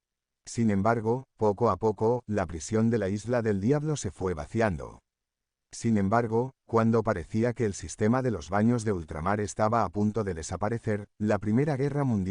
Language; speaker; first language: Spanish; native; Spanish